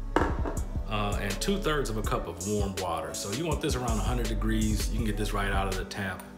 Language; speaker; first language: English; native; English